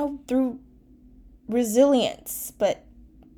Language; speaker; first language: English; early bilingual, other home language; Chinese